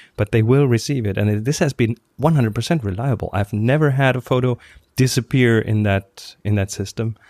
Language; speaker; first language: English; non-native, fluent; German